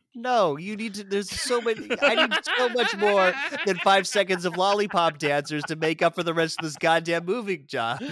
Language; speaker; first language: English; native; English